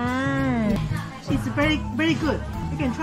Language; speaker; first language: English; non-native, learner; Korean